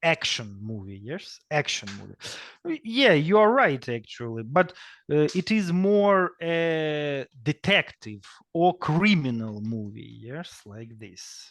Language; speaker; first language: English; non-native, fluent; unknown